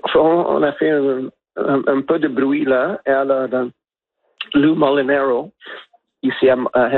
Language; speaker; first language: French; non-native, local second language; English